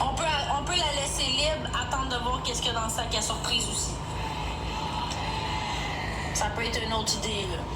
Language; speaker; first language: French; native; French